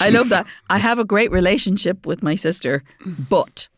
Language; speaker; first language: English; native; English